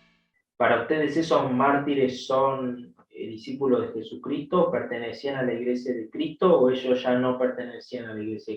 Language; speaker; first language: Spanish; native; Spanish